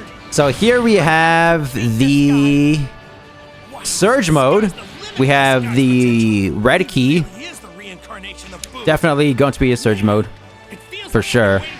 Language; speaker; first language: English; native; English